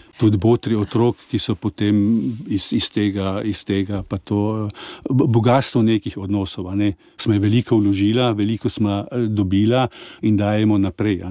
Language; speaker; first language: Slovenian; native; Slovenian